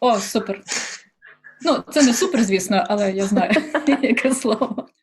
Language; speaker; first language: Ukrainian; native; Ukrainian